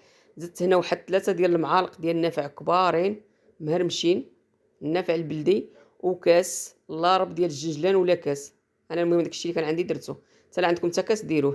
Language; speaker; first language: Arabic; native; Arabic